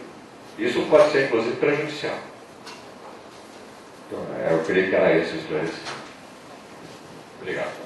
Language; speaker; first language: Portuguese; native; Portuguese